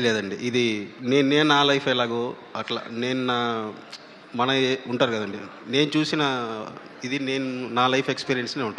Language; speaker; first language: Telugu; native; Telugu